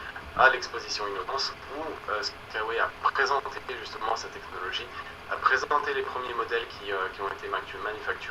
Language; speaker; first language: French; native; French